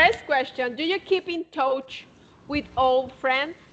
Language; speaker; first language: English; non-native, fluent; Spanish